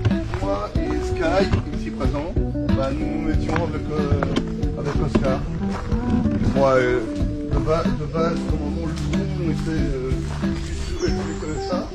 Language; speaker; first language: French; native; French